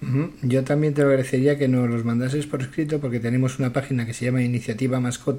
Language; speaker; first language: Spanish; native; Spanish